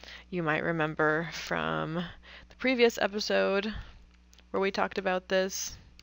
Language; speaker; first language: English; native; English